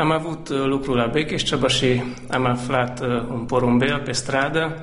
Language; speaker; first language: Romanian; non-native, local second language; Hungarian